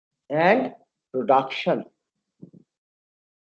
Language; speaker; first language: English; non-native, local second language; Bangla